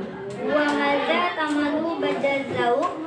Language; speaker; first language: Arabic; non-native, learner; Indonesian